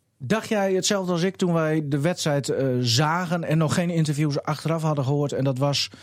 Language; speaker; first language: Dutch; native; Dutch